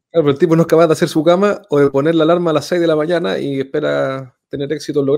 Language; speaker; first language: Spanish; native; Spanish